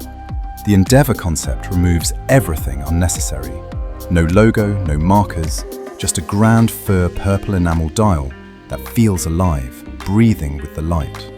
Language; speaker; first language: English; native; English